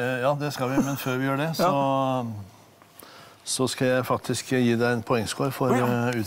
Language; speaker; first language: Norwegian; native; Norwegian